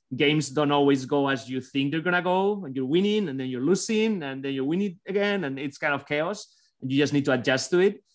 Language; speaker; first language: English; non-native, fluent; Spanish